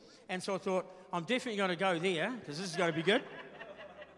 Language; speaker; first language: English; native; English